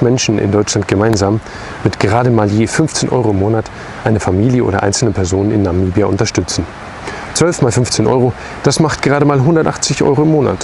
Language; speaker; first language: German; native; German